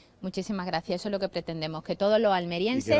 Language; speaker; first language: Spanish; native; Spanish